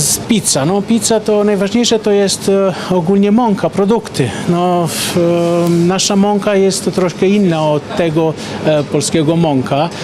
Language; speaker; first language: Polish; non-native, fluent; Italian